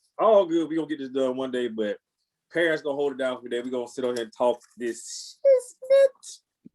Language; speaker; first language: English; native; English